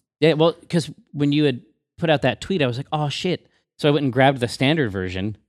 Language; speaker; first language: English; native; English